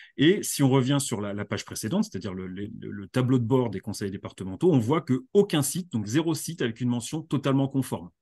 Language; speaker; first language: French; native; French